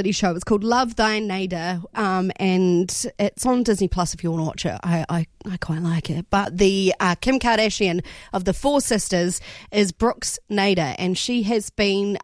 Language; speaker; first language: English; native; English